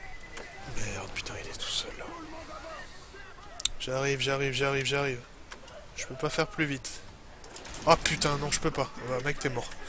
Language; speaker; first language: French; native; French